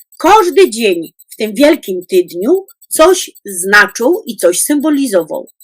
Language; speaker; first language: Polish; native; Polish